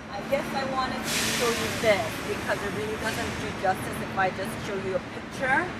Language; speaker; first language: English; native; English